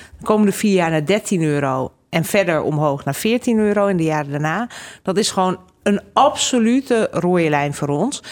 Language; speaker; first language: Dutch; native; Dutch